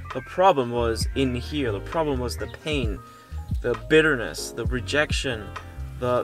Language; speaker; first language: English; early bilingual, heritage; German